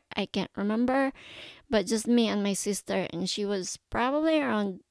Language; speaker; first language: English; non-native, local second language; Cebuano